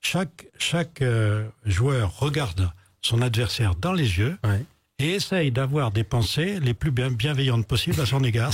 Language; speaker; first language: French; native; French